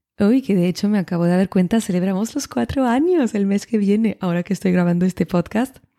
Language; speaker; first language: Spanish; non-native, fluent; French